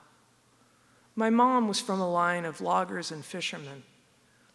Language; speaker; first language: English; native; English